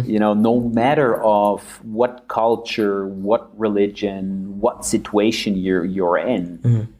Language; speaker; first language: English; non-native, fluent; German